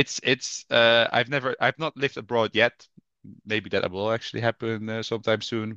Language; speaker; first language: English; non-native, fluent; Dutch